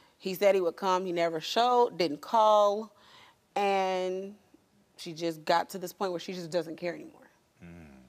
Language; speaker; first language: English; native; English